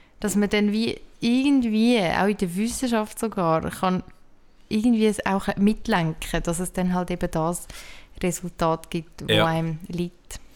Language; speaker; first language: German; native; German